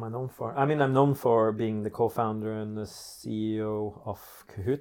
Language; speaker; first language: English; non-native, fluent; Norwegian